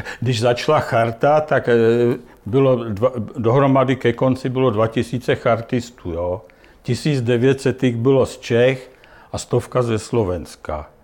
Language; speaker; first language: Czech; native; Czech